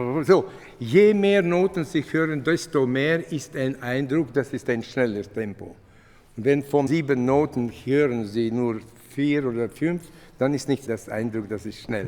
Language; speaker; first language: German; non-native, fluent; Latvian